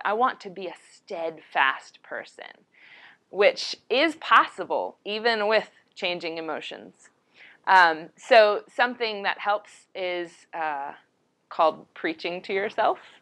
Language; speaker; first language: English; native; English